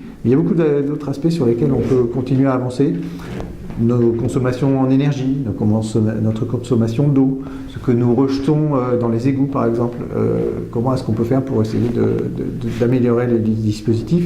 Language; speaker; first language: French; native; French